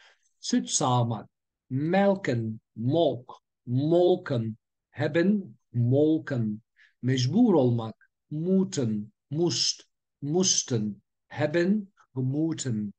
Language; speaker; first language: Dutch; non-native, learner; Turkish